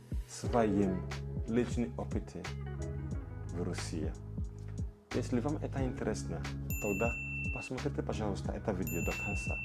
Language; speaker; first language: Russian; non-native, learner; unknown